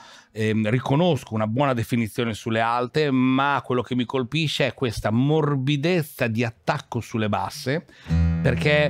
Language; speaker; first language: Italian; native; Italian